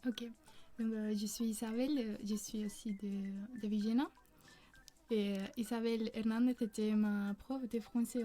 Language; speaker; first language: French; non-native, fluent; Spanish